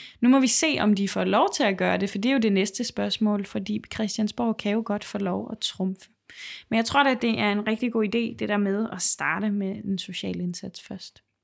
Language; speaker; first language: Danish; native; Danish